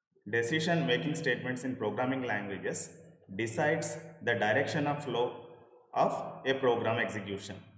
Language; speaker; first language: English; non-native, local second language; Telugu